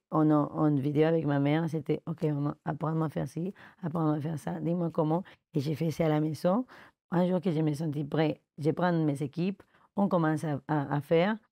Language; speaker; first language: French; non-native, fluent; Spanish